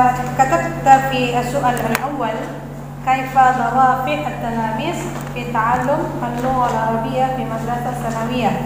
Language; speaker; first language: Arabic; non-native, fluent; Indonesian